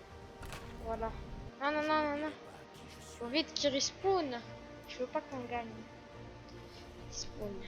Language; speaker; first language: French; native; French